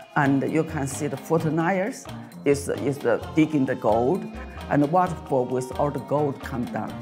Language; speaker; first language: English; non-native, fluent; Chinese